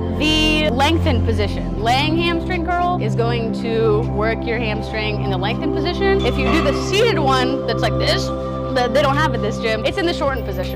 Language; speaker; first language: English; native; English